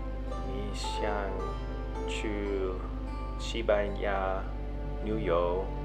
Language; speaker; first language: Chinese; non-native, learner; English